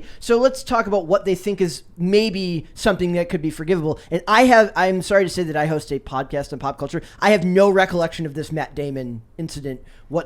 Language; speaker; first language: English; native; English